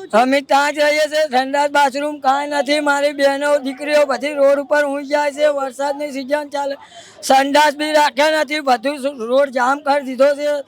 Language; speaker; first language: Gujarati; native; Gujarati